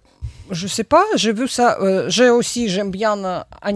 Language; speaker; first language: French; non-native, learner; Russian